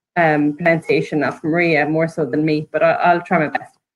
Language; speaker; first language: English; native; English